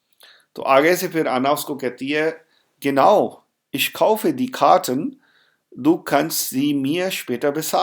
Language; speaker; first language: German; non-native, fluent; Urdu